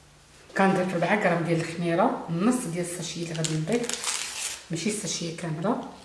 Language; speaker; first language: Arabic; native; Arabic